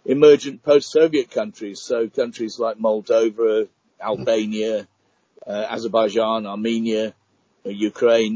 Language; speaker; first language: English; native; English